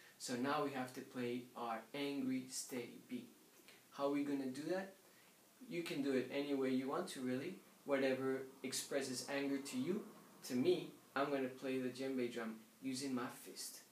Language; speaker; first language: English; native; English